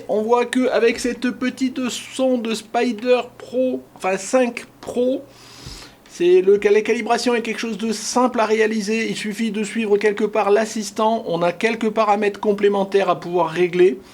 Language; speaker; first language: French; native; French